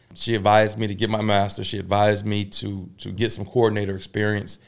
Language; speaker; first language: English; native; English